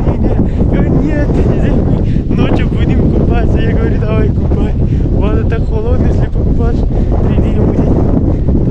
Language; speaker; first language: Russian; non-native, learner; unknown